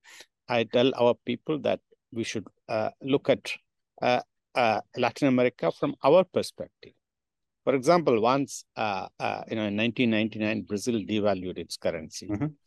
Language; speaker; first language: English; non-native, local second language; Tamil